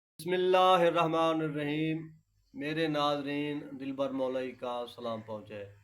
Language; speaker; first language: Urdu; non-native, local second language; Saraiki